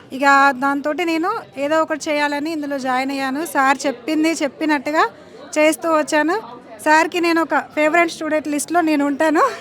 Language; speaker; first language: Telugu; native; Telugu